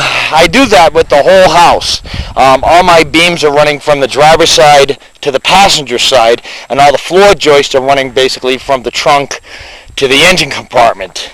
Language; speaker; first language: English; native; English